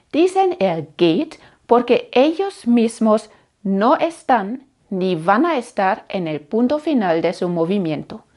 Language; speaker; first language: Spanish; non-native, fluent; German